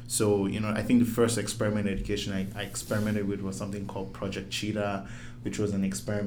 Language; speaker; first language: English; non-native, local second language; Yoruba